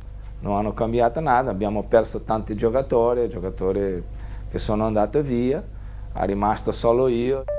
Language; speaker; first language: Italian; non-native, fluent; Portuguese